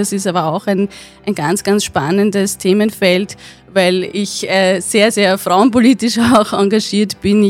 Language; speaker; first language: German; native; German